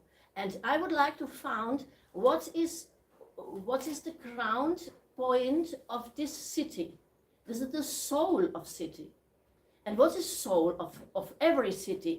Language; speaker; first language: English; non-native, learner; Czech